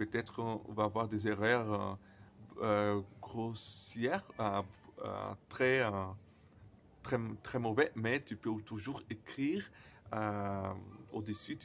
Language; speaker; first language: French; non-native, fluent; Portuguese